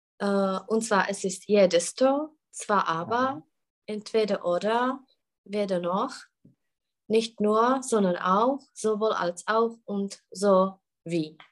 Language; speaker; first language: German; non-native, fluent; Czech